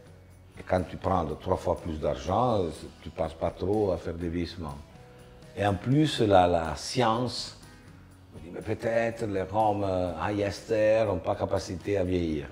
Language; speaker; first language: French; non-native, fluent; Italian